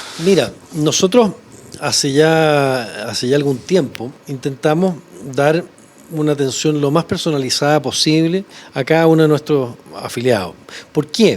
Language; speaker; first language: Spanish; native; Spanish